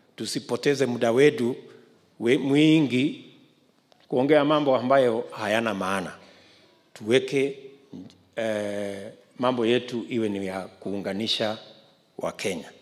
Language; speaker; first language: Swahili; native; Swahili